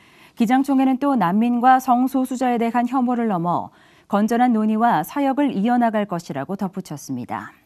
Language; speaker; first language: Korean; native; Korean